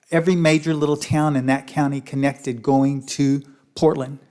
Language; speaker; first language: English; native; English